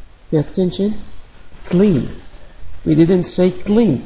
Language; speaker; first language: English; non-native, fluent; Arabic